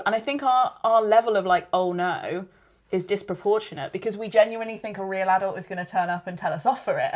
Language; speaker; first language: English; native; English